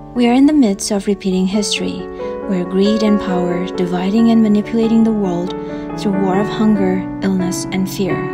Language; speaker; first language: English; non-native, fluent; Indonesian